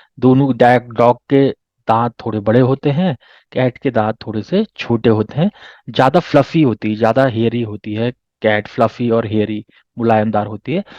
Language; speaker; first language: Hindi; native; Hindi